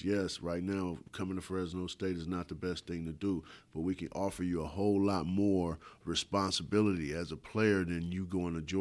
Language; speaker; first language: English; native; English